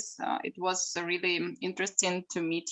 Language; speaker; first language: English; non-native, learner; Ukrainian